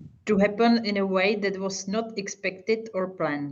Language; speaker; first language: English; non-native, fluent; Hungarian